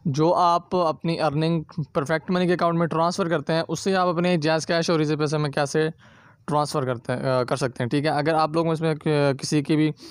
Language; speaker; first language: Urdu; non-native, local second language; Punjabi